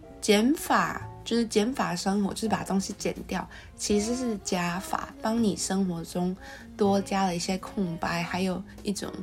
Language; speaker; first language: Chinese; native; Chinese